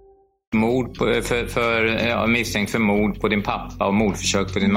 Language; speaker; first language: Swedish; native; Swedish